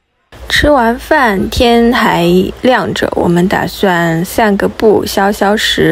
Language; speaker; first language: Chinese; native; Chinese